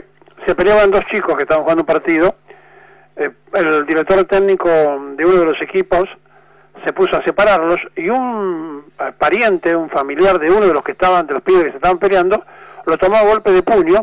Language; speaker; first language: Spanish; native; Spanish